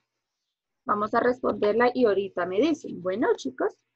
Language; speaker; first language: Spanish; native; Spanish